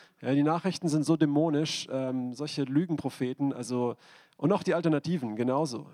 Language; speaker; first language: German; native; German